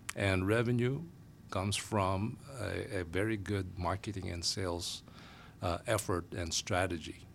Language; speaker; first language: English; non-native, local second language; Filipino